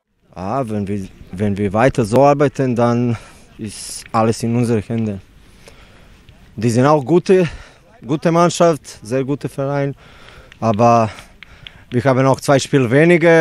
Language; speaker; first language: German; non-native, fluent; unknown